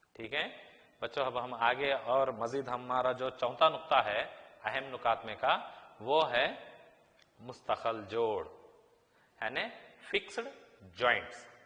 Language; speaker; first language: Urdu; native; Urdu